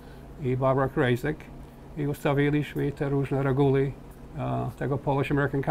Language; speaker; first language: Polish; early bilingual, heritage; Polish